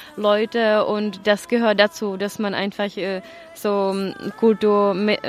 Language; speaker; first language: German; non-native, fluent; Czech